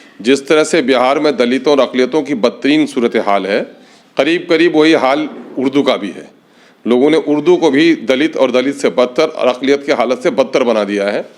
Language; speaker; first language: Urdu; native; Urdu